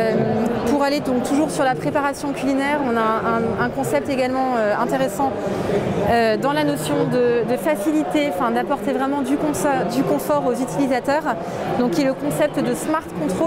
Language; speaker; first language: French; native; French